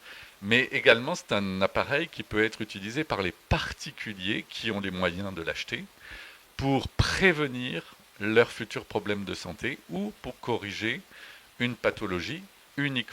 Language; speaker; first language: French; native; French